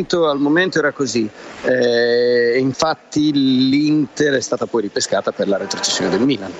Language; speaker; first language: Italian; native; Italian